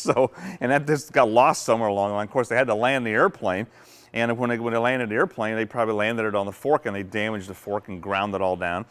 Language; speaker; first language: English; native; English